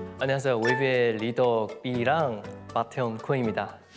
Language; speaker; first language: Korean; non-native, fluent; Chinese